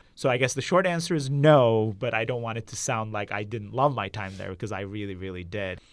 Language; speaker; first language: English; non-native, fluent; Turkish